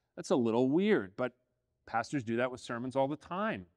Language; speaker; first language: English; native; English